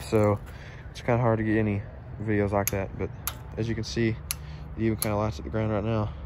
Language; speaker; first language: English; native; English